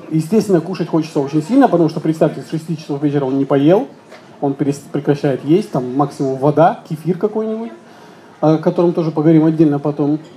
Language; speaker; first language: Russian; native; Russian